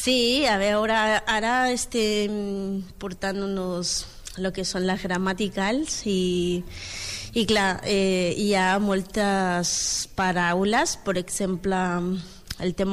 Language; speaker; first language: Catalan; non-native, learner; Spanish